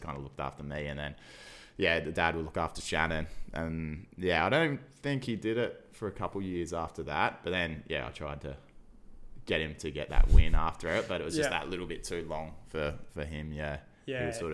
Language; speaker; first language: English; native; English